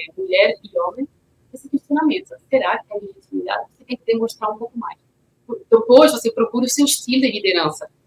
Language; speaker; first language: Portuguese; non-native, fluent; French